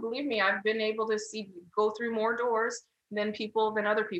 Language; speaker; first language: English; native; English